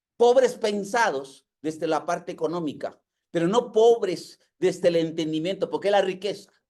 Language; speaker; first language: Spanish; non-native, local second language; Yucateco